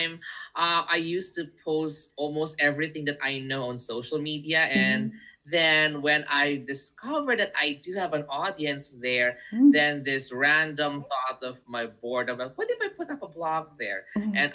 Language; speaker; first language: English; non-native, local second language; Filipino